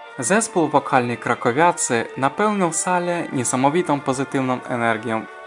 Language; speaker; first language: Polish; non-native, fluent; Russian